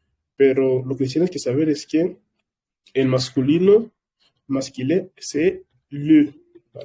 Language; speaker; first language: Spanish; non-native, fluent; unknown